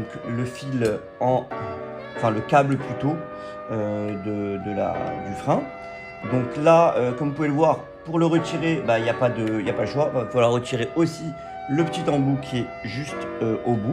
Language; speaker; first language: French; native; French